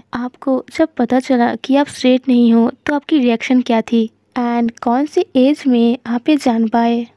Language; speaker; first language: Hindi; non-native, local second language; Bangla